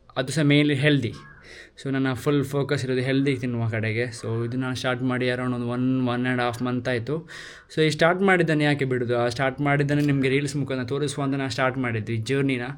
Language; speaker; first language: Kannada; non-native, local second language; Tulu